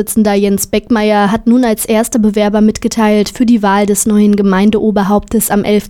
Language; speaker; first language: German; native; German